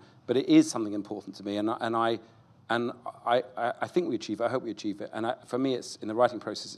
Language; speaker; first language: English; native; English